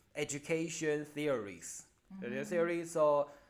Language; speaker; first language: English; non-native, learner; Chinese